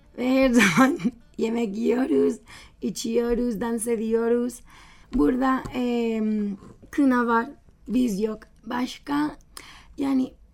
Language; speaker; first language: Turkish; non-native, learner; Spanish